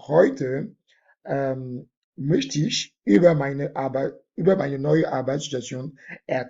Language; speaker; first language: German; non-native, fluent; French